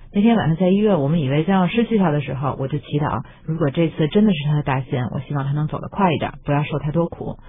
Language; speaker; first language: Chinese; native; Chinese